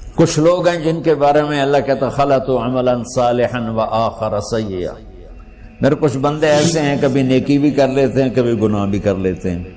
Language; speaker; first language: Urdu; non-native, local second language; Punjabi